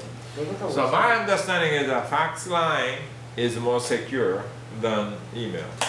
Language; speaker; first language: English; non-native, fluent; Japanese